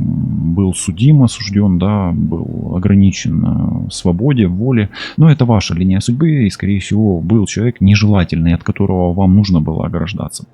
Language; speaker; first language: Russian; non-native, local second language; Ukrainian